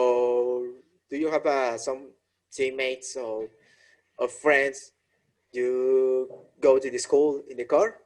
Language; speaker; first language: English; non-native, learner; Spanish